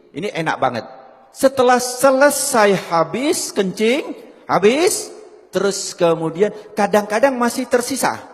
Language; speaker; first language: Indonesian; non-native, local second language; Javanese